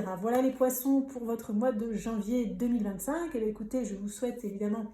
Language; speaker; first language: French; native; French